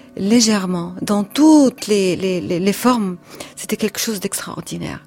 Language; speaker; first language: French; non-native, fluent; Arabic